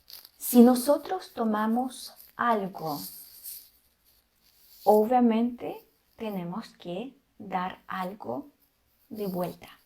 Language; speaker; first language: Spanish; non-native, fluent; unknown